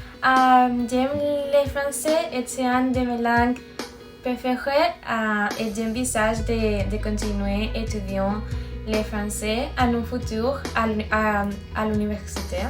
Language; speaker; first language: French; non-native, learner; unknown